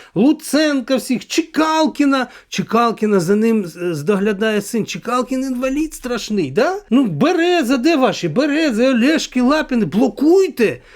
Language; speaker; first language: Ukrainian; non-native, local second language; Russian